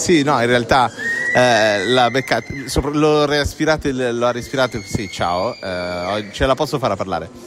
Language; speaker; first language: Italian; native; Italian